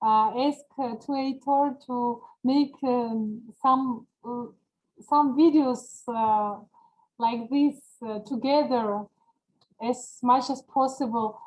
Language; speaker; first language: English; non-native, learner; Georgian